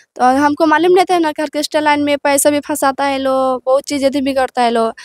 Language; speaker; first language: Hindi; native; Hindi